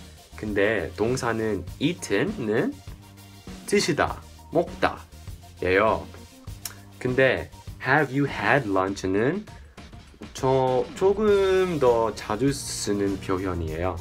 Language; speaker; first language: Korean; non-native, fluent; English